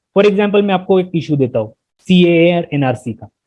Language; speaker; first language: Hindi; non-native, local second language; Marathi